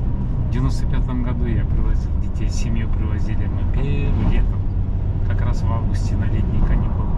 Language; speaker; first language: Russian; non-native, local second language; Kyrgyz